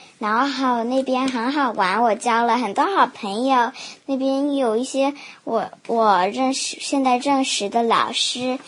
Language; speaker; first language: Chinese; early bilingual, heritage; Chinese